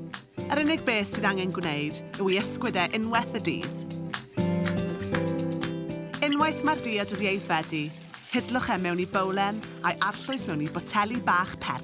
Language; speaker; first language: Welsh; native; Welsh